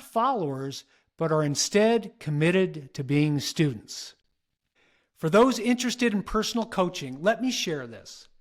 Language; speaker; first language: English; native; English